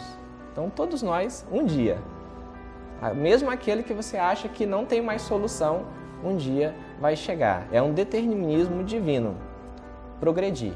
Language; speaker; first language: Portuguese; native; Portuguese